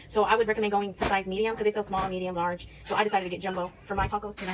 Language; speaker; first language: English; early bilingual, other home language; Spanish